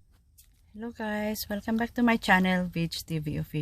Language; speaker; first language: English; non-native, local second language; Filipino